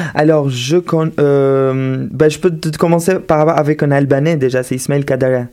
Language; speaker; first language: French; non-native, fluent; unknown